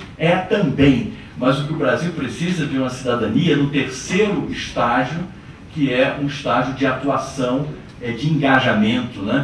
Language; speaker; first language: Portuguese; native; Portuguese